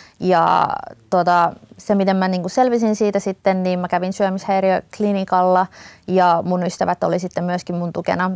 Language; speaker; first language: Finnish; native; Finnish